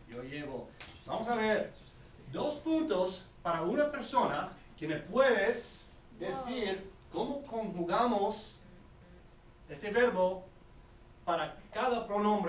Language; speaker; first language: Spanish; non-native, fluent; English